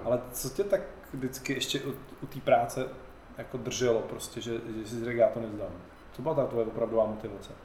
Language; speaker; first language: Czech; native; Czech